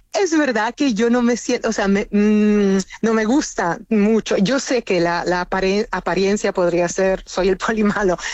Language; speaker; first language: Spanish; non-native, fluent; Italian